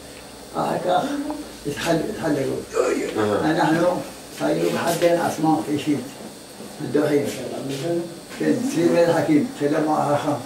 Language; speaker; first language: Hebrew; non-native, learner; Arabic